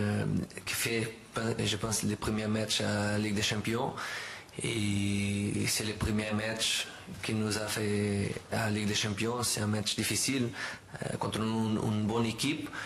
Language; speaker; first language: French; non-native, learner; Portuguese